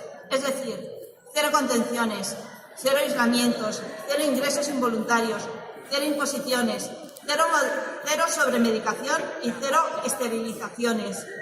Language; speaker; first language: Spanish; native; Spanish